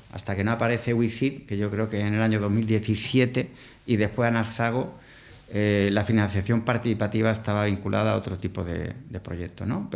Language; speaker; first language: Spanish; native; Spanish